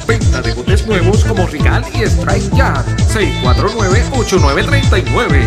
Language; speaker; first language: Spanish; native; Spanish